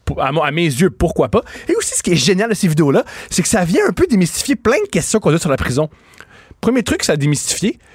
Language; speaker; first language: French; native; French